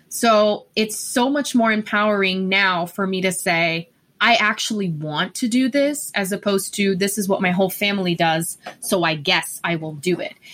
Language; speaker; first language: English; non-native, fluent; Portuguese